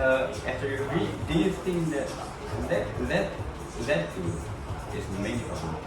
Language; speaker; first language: English; non-native, local second language; Indonesian